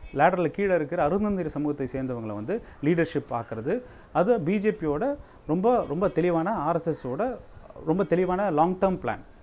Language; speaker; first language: Tamil; native; Tamil